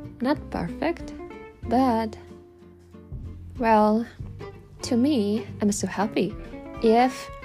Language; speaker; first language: English; non-native, learner; Japanese